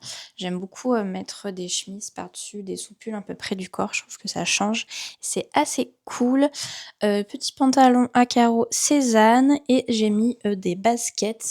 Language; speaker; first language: French; native; French